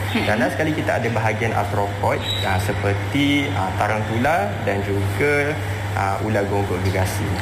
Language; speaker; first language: Malay; native; Malay